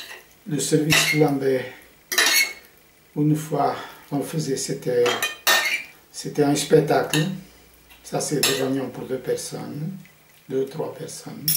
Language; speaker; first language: French; non-native, fluent; Portuguese